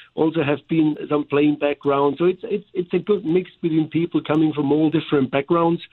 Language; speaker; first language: English; non-native, fluent; German